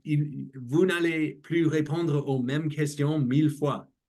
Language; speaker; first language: French; non-native, learner; English